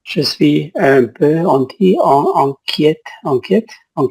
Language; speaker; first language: French; non-native, learner; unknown